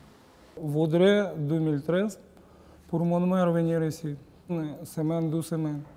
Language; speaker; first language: French; non-native, learner; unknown